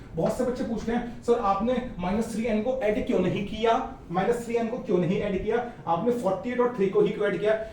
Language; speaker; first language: Hindi; native; Hindi